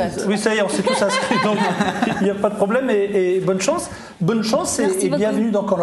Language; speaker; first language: French; native; French